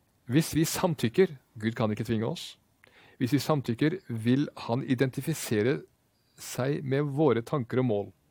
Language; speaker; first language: Norwegian; native; Norwegian